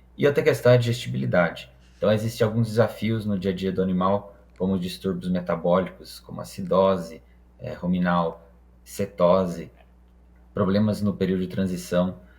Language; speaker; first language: Portuguese; non-native, fluent; Hebrew